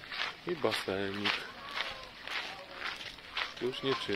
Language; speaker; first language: Polish; native; Polish